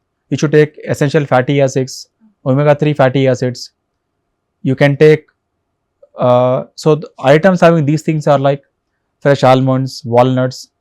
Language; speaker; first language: English; non-native, local second language; Telugu